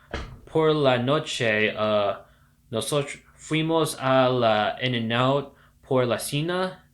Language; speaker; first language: Spanish; non-native, learner; English